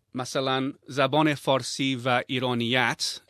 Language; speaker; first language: Persian; non-native, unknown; English